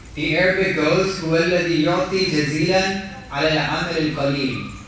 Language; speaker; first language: English; native; English